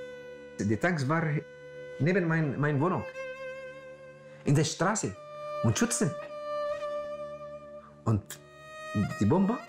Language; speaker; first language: German; non-native, learner; Arabic